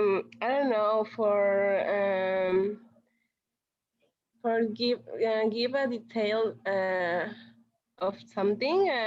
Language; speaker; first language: English; non-native, learner; Spanish